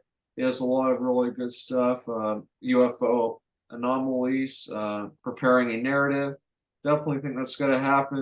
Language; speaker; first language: English; native; English